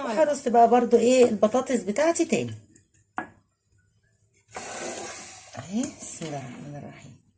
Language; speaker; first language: Arabic; native; Arabic